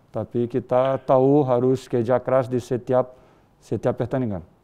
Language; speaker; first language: Indonesian; non-native, learner; Portuguese